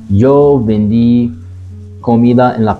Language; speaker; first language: Spanish; non-native, fluent; English